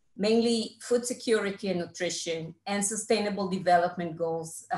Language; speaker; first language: English; non-native, fluent; Hebrew